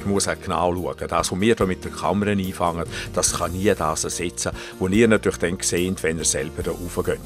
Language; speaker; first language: German; native; German